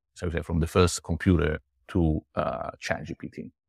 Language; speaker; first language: English; non-native, fluent; Italian